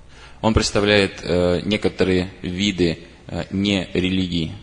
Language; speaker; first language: Russian; native; Russian